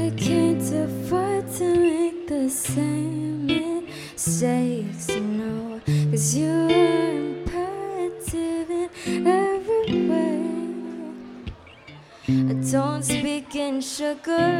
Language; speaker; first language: English; non-native, local second language; Cantonese